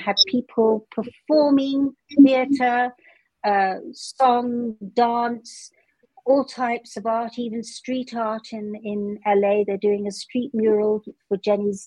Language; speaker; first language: English; native; English